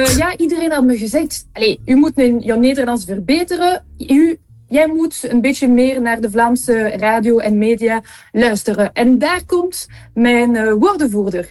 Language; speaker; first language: Dutch; non-native, local second language; French